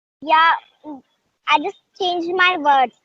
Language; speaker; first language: English; non-native, learner; Hindi